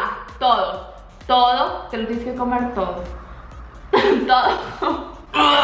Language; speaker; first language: Spanish; early bilingual, heritage; Spanish